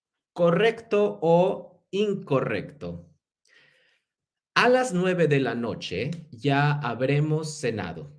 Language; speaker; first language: Spanish; non-native, fluent; English